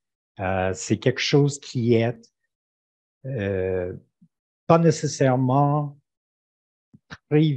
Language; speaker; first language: French; non-native, fluent; English